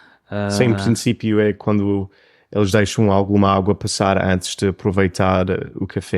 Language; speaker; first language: Portuguese; non-native, fluent; English